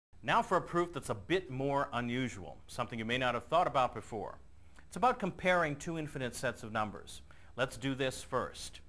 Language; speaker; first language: English; native; English